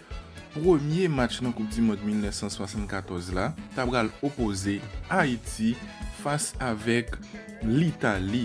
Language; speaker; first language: French; non-native, learner; Haitian Creole